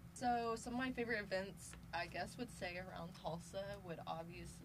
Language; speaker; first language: English; native; English